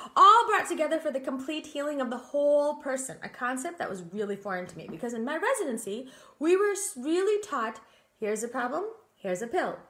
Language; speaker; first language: English; native; English